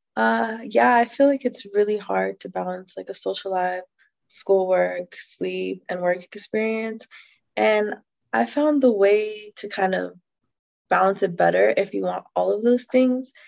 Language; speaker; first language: English; native; English